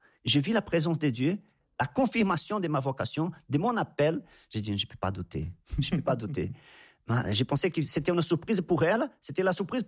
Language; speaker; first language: French; non-native, fluent; Portuguese